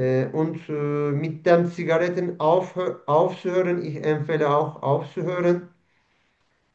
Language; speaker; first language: German; non-native, learner; Turkish